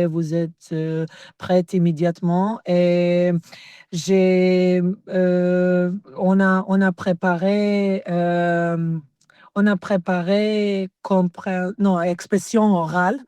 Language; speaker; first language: French; non-native, learner; Serbian